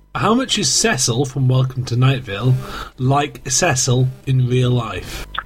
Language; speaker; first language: English; native; English